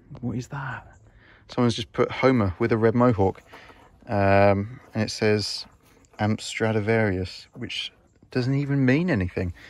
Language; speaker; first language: English; native; English